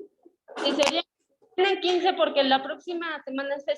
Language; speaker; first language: Spanish; native; Spanish